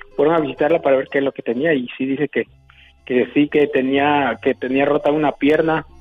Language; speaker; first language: Spanish; native; Spanish